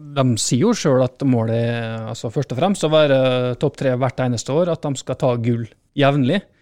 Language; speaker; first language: Norwegian; native; Norwegian